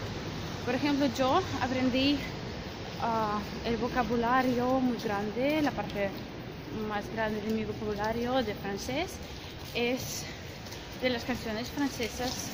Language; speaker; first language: Spanish; non-native, fluent; Russian